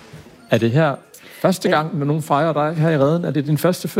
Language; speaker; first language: Danish; native; Danish